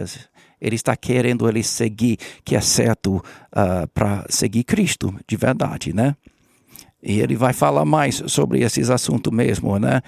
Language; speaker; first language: Portuguese; non-native, learner; English